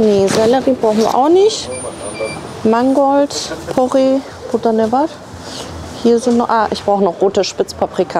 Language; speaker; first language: German; native; German